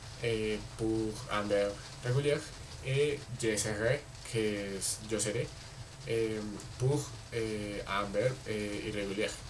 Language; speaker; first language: French; non-native, learner; Spanish